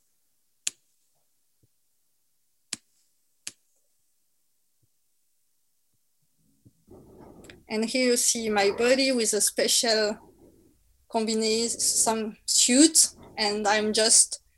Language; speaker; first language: English; non-native, fluent; French